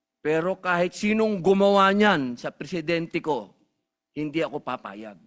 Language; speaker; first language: Filipino; native; Filipino